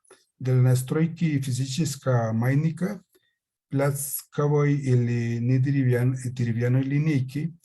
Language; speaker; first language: Russian; non-native, fluent; Spanish